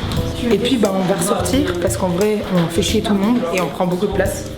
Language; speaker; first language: French; native; French